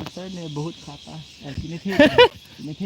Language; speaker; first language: Hindi; non-native, local second language; Thado Chin